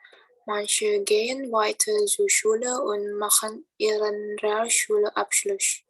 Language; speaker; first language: German; non-native, learner; Indonesian